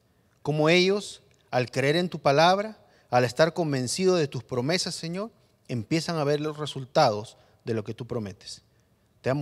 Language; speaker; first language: Spanish; native; Spanish